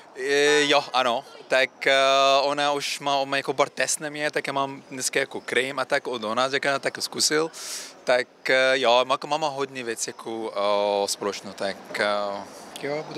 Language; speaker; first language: Czech; non-native, learner; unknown